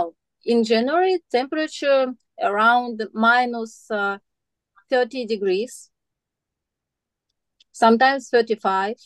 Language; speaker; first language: English; non-native, learner; Russian